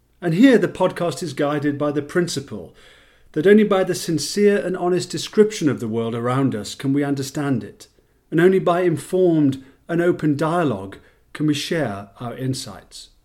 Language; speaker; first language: English; native; English